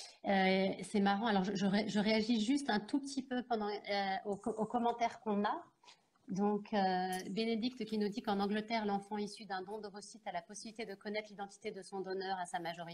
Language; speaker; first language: French; native; French